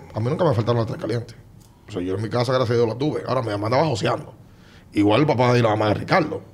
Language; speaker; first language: Spanish; native; Spanish